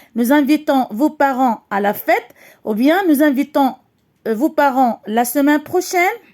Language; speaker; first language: French; non-native, local second language; Arabic